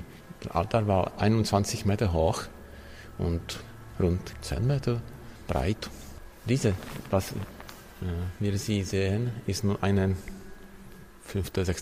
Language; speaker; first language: German; non-native, learner; Czech